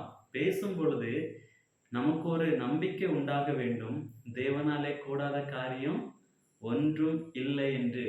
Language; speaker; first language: Tamil; native; Tamil